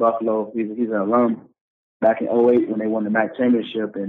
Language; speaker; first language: English; native; English